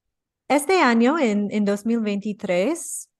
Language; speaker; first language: Spanish; non-native, fluent; English